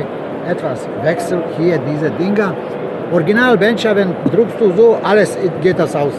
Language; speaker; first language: German; non-native, learner; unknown